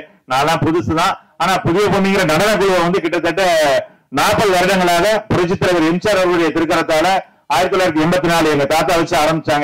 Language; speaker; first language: Tamil; native; Tamil